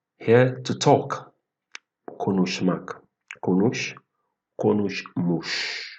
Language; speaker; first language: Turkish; non-native, fluent; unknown